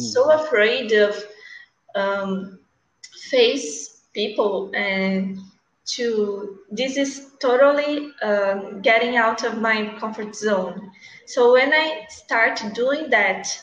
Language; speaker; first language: English; non-native, learner; Portuguese